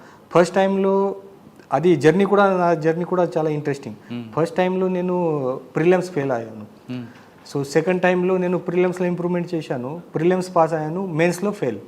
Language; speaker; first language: Telugu; non-native, fluent; Marathi